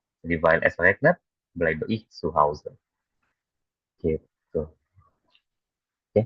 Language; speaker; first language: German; non-native, fluent; Indonesian